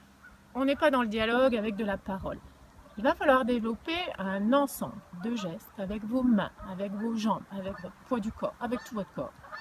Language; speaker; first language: French; native; French